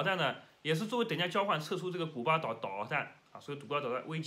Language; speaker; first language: Chinese; native; Chinese